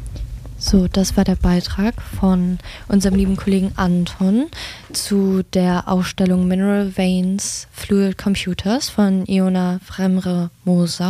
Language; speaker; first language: German; native; German